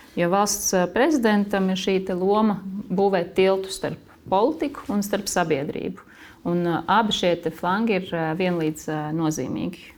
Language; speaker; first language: Latvian; native; Latvian